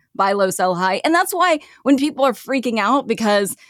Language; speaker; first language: English; native; English